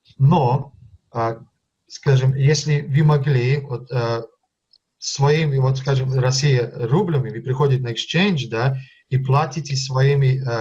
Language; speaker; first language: Russian; early bilingual, heritage; Russian